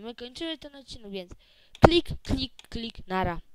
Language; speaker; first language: Polish; native; Polish